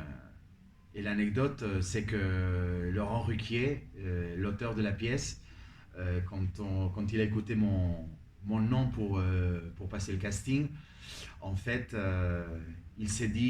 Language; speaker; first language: French; non-native, fluent; Spanish